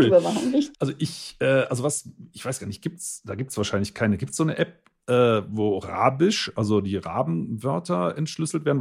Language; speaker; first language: German; native; German